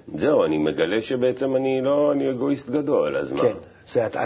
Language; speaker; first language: Hebrew; native; Hebrew